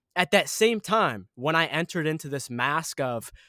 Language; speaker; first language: English; early bilingual, other home language; Arabic